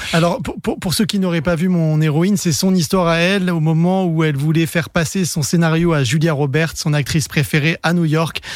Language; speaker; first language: French; native; French